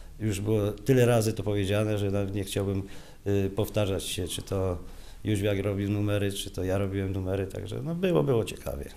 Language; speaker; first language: Polish; native; Polish